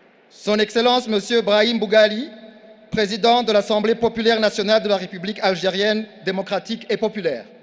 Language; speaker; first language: French; non-native, local second language; Kinyarwanda